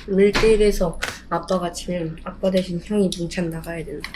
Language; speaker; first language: Korean; native; Korean